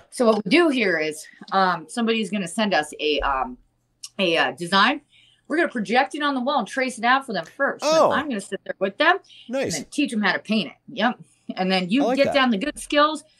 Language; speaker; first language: English; native; English